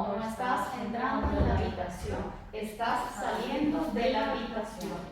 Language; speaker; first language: Spanish; non-native, learner; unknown